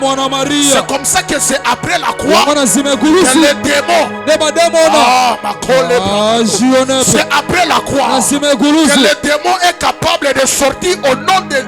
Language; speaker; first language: French; non-native, local second language; Lingala